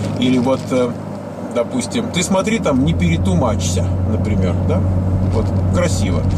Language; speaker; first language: Russian; native; Russian